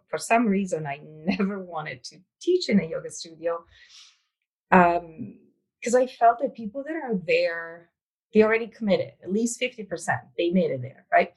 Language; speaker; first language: English; non-native, fluent; Italian